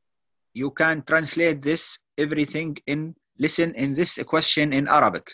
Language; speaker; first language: English; non-native, learner; Arabic